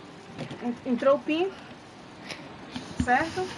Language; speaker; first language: Portuguese; native; Portuguese